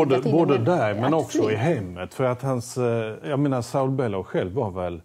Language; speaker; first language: Swedish; native; Swedish